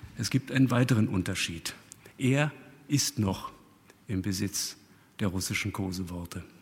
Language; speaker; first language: German; early bilingual, other home language; Russian